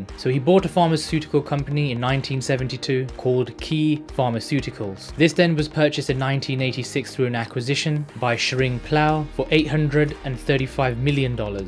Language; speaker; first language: English; native; English